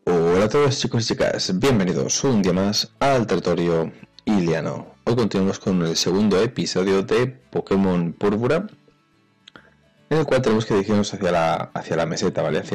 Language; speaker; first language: Spanish; native; Spanish